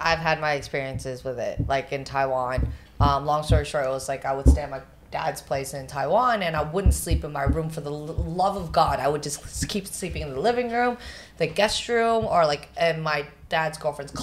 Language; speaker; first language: English; non-native, local second language; Cantonese